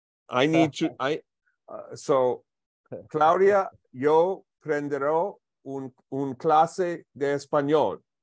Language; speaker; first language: Spanish; non-native, learner; English